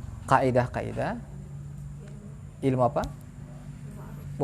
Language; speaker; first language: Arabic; non-native, fluent; Indonesian